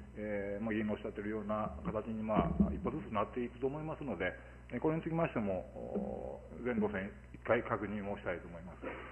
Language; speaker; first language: Japanese; native; Japanese